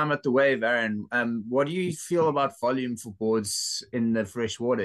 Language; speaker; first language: English; native; English